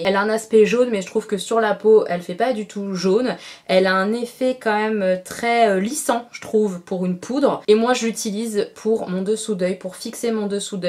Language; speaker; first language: French; native; French